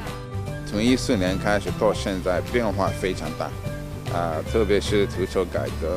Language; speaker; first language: Chinese; non-native, fluent; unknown